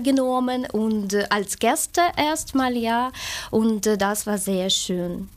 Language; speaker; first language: German; non-native, learner; Ukrainian